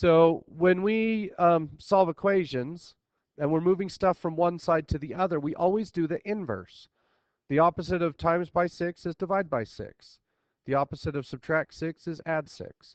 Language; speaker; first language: English; native; English